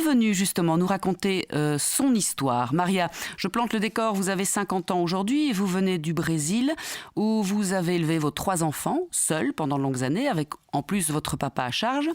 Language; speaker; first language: French; native; French